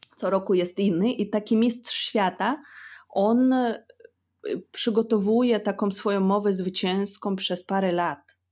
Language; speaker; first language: Polish; non-native, fluent; Russian